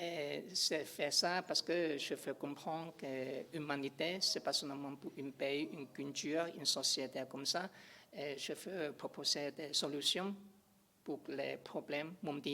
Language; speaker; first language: French; non-native, learner; English